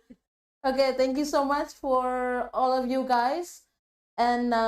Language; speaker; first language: English; non-native, fluent; Indonesian